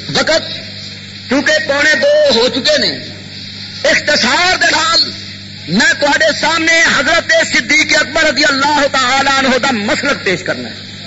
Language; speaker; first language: Urdu; non-native, local second language; Punjabi